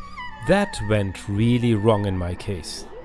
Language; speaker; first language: English; non-native, fluent; German